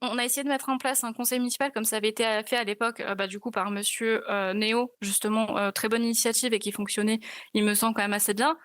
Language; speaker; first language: French; native; French